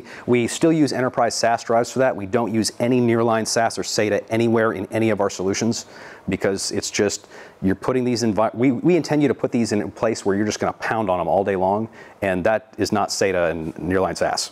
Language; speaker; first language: English; native; English